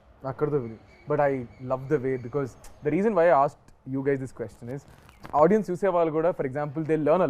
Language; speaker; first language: Telugu; native; Telugu